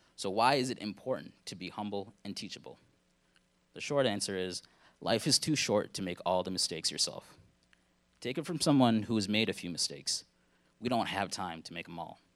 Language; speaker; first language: English; early bilingual, other home language; Hindi